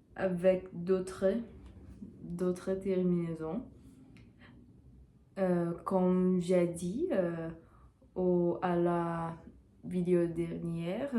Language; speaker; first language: French; non-native, learner; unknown